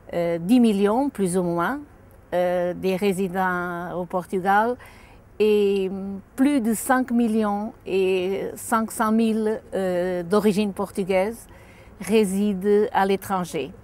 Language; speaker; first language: French; non-native, fluent; Portuguese